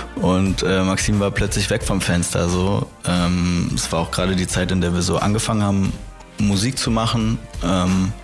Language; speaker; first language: German; native; German